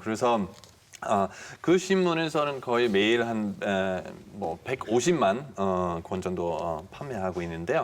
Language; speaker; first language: Korean; non-native, fluent; German